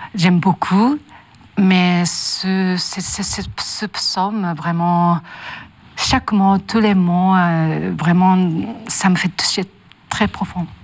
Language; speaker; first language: French; non-native, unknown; Japanese